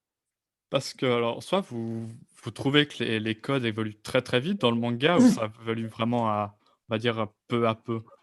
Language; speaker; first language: French; native; French